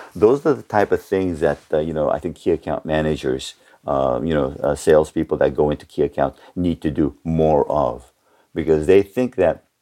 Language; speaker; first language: English; early bilingual, other home language; Japanese